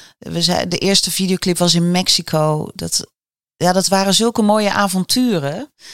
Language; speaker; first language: Dutch; native; Dutch